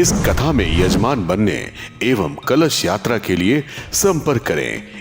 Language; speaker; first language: Hindi; native; Hindi